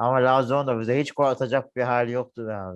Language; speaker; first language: Turkish; native; Turkish